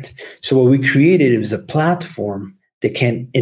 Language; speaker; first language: English; non-native, fluent; Spanish